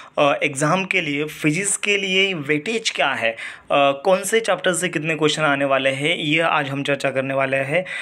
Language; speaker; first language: Hindi; non-native, local second language; Marathi